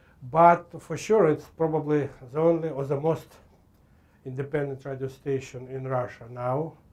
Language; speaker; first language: English; non-native, fluent; Russian